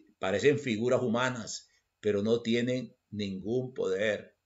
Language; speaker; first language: Spanish; native; Spanish